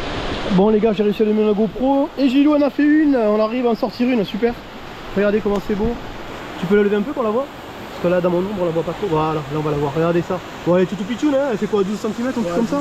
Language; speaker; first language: French; native; French